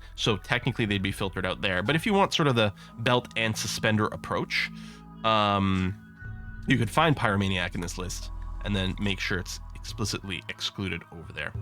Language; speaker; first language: English; native; English